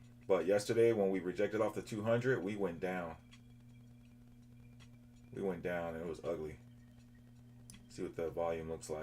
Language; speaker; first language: English; native; English